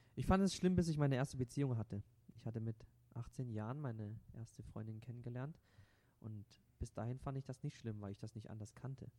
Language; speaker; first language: German; non-native, local second language; Vietnamese